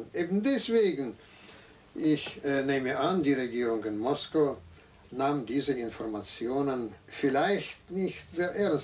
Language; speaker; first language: German; non-native, fluent; Russian